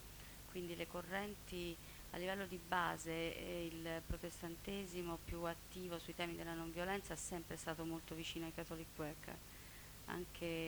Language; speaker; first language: Italian; native; Italian